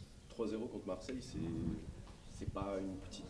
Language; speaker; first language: French; native; French